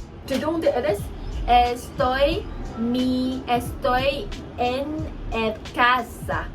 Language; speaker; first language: Spanish; non-native, learner; Chinese